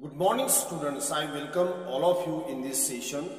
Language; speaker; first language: English; non-native, local second language; Marathi